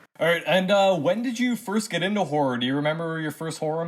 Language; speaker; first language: English; native; English